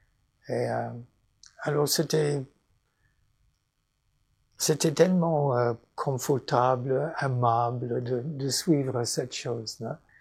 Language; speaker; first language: French; non-native, fluent; English